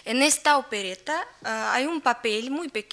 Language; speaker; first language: Spanish; non-native, learner; Russian